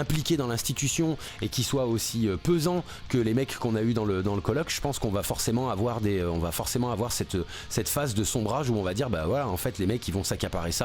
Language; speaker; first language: French; native; French